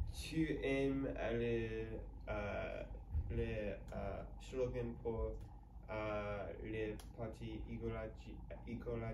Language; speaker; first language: French; non-native, learner; English